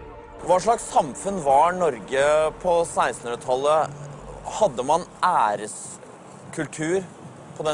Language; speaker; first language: Norwegian; native; Norwegian